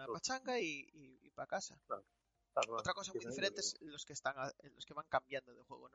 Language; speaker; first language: Spanish; native; Spanish